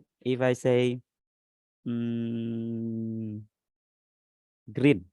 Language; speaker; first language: English; non-native, learner; Indonesian